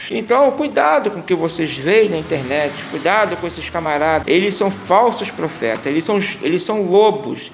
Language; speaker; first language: Portuguese; native; Portuguese